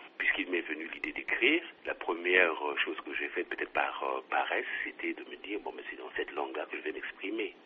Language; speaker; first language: French; non-native, local second language; Kongo